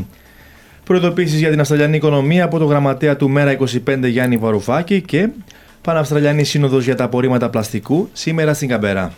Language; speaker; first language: Greek; native; Greek